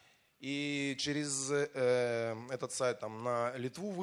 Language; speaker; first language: Russian; native; Russian